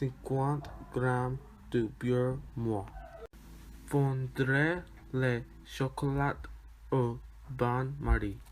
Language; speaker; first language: French; non-native, learner; English